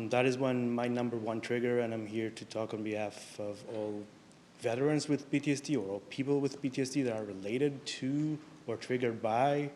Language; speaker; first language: English; non-native, fluent; Hebrew